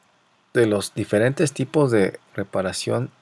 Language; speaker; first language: Spanish; native; Spanish